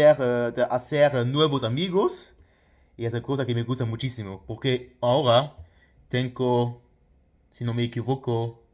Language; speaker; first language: Spanish; non-native, fluent; Luxembourgish